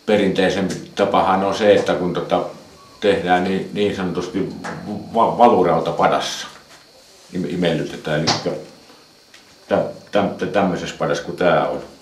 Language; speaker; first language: Finnish; native; Finnish